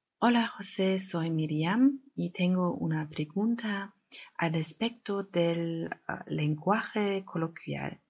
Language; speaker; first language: Spanish; non-native, learner; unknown